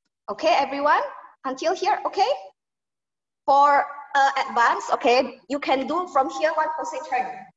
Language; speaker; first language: English; non-native, fluent; Indonesian